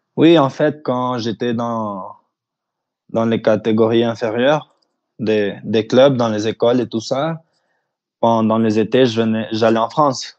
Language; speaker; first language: French; early bilingual, heritage; French